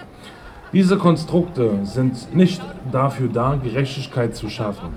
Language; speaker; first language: German; native; German